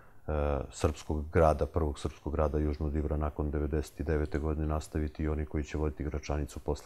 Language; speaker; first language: Serbian; native; Serbian